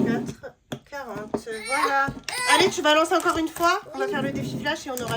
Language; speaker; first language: French; native; French